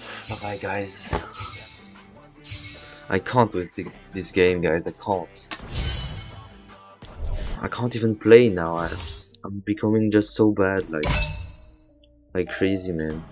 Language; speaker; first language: English; non-native, fluent; French